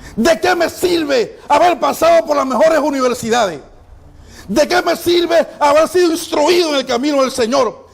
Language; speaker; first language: Spanish; non-native, fluent; Haitian Creole